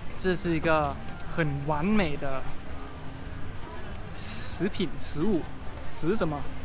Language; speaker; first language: Chinese; non-native, learner; Thai